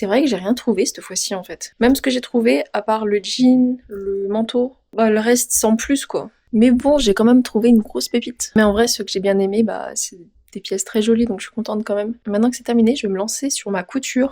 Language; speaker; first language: French; native; French